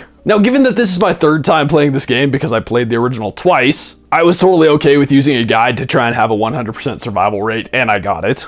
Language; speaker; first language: English; native; English